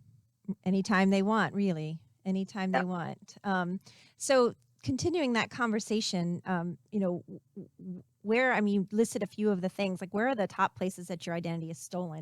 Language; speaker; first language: English; native; English